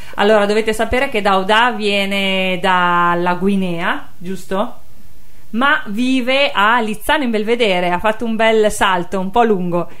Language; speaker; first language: Italian; native; Italian